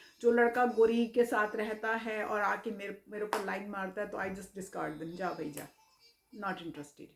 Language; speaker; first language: Hindi; early bilingual, heritage; Hindi